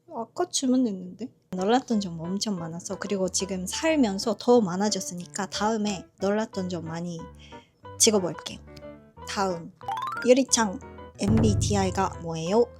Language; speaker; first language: Korean; non-native, fluent; Japanese